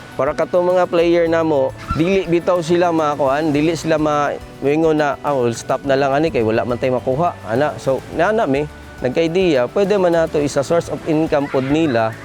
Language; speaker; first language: Cebuano; native; Cebuano